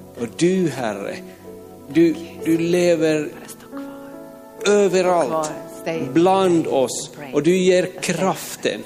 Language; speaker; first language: Swedish; non-native, fluent; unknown